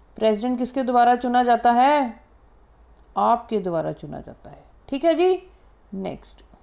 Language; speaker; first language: Hindi; non-native, local second language; Punjabi